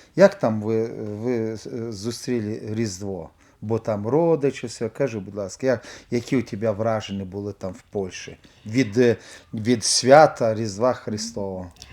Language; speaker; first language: Ukrainian; non-native, local second language; Russian